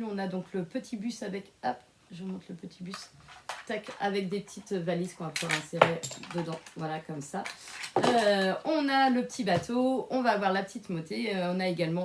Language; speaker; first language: French; native; French